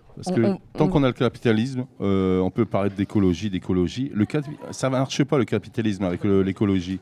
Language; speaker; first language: French; native; French